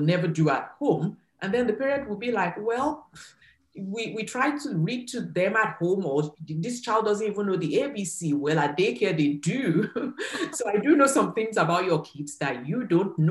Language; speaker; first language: English; non-native, local second language; Yoruba